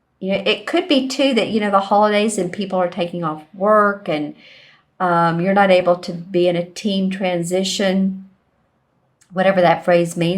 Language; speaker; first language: English; native; English